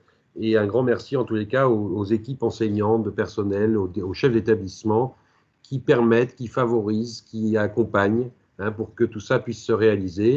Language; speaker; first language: French; native; French